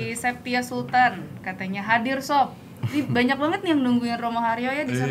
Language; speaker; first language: Indonesian; native; Indonesian